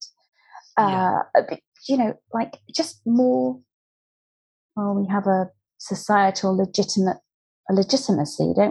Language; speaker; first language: English; native; English